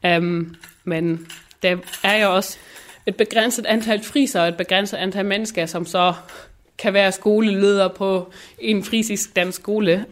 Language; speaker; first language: Danish; non-native, local second language; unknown